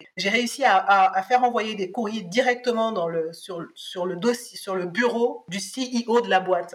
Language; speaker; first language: French; early bilingual, other home language; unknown